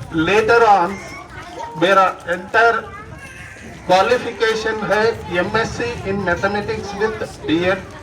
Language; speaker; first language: Hindi; non-native, local second language; Kannada